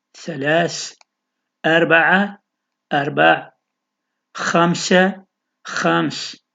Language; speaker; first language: Arabic; non-native, fluent; Turkish